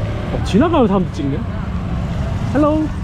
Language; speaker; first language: Korean; native; Korean